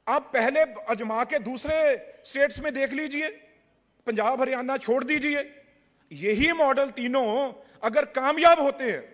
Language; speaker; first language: Hindi; non-native, local second language; Punjabi